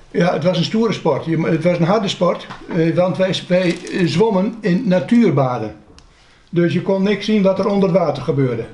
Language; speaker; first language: Dutch; native; Dutch